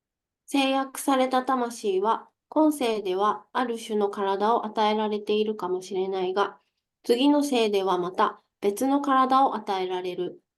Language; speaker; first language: Japanese; native; Japanese